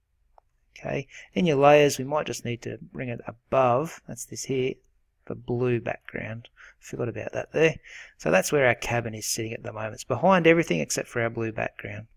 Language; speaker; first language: English; native; English